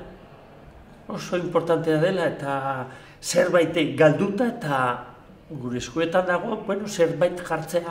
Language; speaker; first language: Basque; non-native, local second language; Spanish